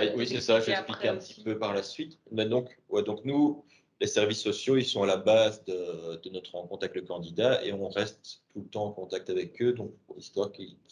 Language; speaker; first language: French; native; French